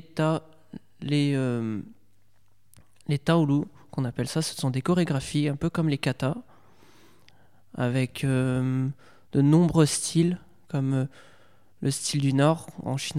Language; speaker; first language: French; native; French